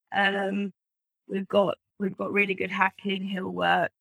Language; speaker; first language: English; native; English